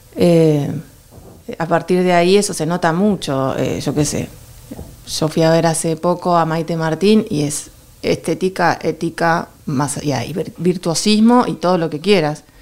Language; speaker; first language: Spanish; native; Spanish